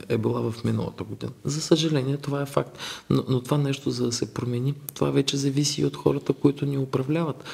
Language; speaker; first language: Bulgarian; native; Bulgarian